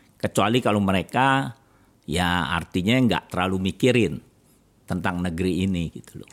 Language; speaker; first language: Indonesian; native; Indonesian